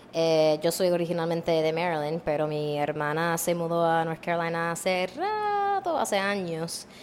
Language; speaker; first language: Spanish; non-native, fluent; English